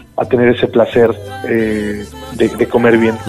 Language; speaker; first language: Spanish; native; Spanish